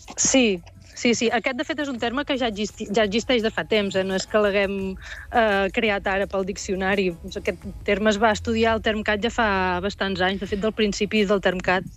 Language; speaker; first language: Catalan; native; Catalan